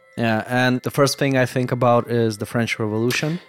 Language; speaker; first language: English; non-native, fluent; Russian